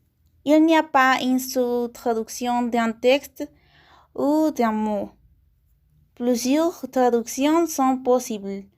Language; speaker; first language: French; non-native, learner; Spanish